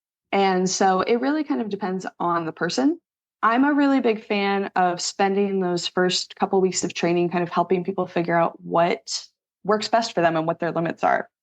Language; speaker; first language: English; native; English